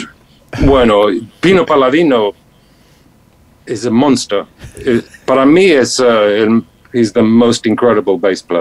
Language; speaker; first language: Spanish; non-native, fluent; English